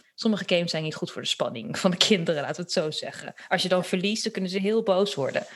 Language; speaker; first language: Dutch; early bilingual, other home language; Turkish